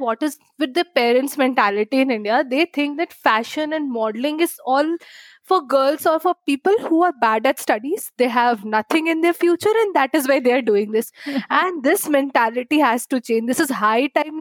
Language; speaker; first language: English; non-native, local second language; Bangla